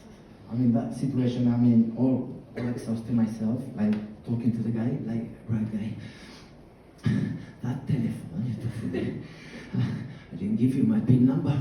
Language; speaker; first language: English; non-native, fluent; Spanish